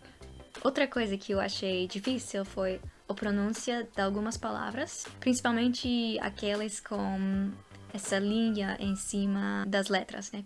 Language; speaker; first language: Portuguese; non-native, fluent; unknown